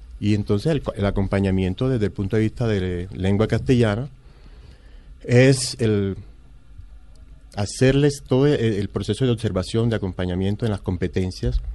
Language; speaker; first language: Spanish; native; Spanish